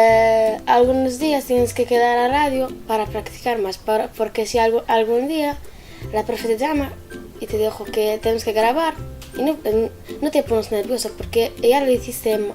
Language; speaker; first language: Spanish; non-native, learner; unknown